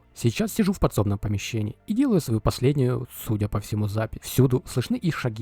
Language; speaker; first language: Russian; native; Russian